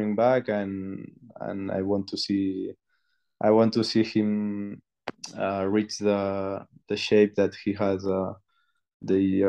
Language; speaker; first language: English; non-native, fluent; Spanish